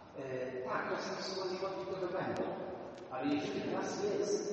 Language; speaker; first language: Polish; native; Polish